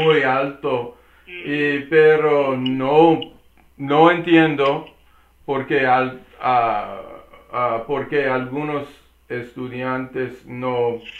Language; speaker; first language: Spanish; non-native, learner; English